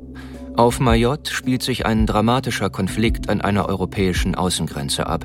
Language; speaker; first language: German; native; German